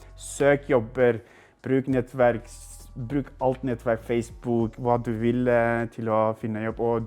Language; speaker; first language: Norwegian; non-native, fluent; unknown